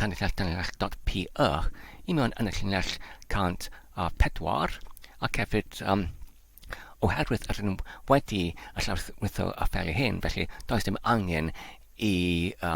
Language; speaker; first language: Welsh; non-native, learner; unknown